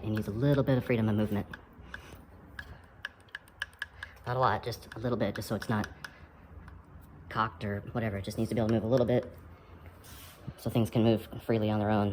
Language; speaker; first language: English; native; English